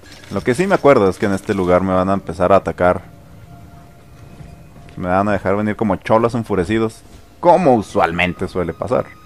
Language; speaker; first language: Spanish; native; Spanish